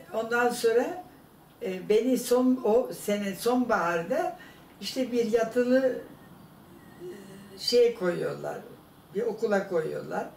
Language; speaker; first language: Turkish; non-native, fluent; German